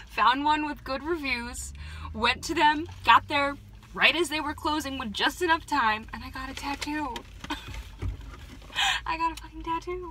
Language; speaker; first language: English; native; English